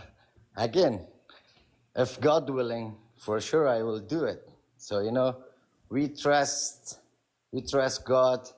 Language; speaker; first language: English; non-native, fluent; Persian